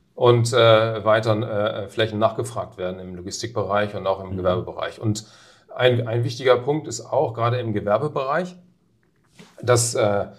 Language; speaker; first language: German; native; German